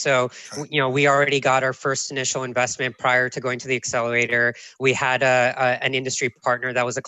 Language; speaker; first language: English; native; English